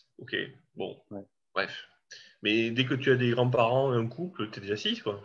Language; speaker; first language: French; native; French